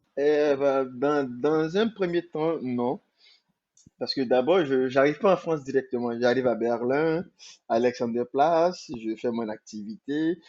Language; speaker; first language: French; non-native, local second language; Mandingo